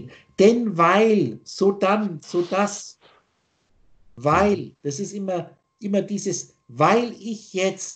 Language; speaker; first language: German; native; German